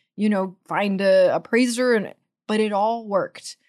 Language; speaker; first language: English; native; English